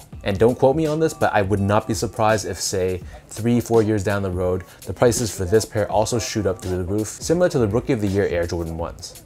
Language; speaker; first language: English; native; English